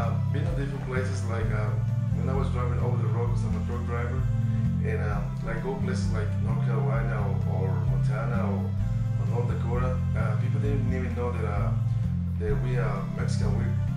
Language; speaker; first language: English; non-native, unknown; Spanish